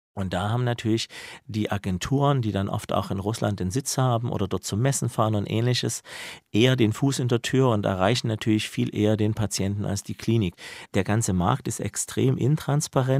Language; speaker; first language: German; native; German